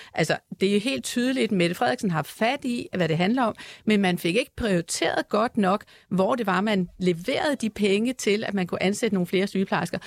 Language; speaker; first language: Danish; native; Danish